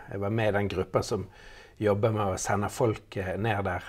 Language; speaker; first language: Norwegian; native; Norwegian